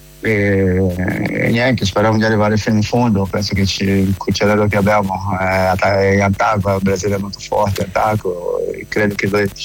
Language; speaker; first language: Italian; non-native, fluent; Portuguese